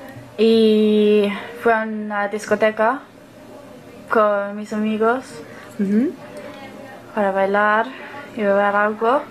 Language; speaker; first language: Spanish; non-native, learner; English